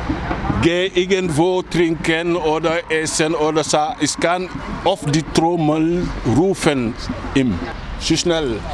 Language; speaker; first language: German; non-native, learner; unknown